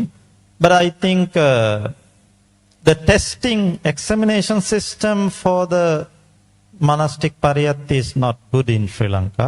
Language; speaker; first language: English; non-native, local second language; Sinhala